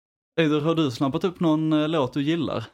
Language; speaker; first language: Swedish; native; Swedish